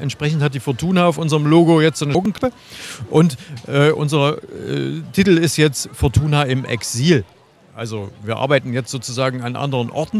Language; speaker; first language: German; native; German